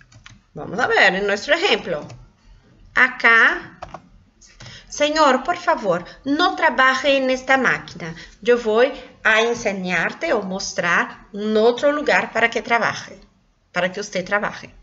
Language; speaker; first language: Spanish; non-native, local second language; Portuguese